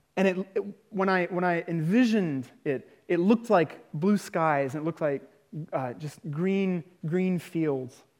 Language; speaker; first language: English; native; English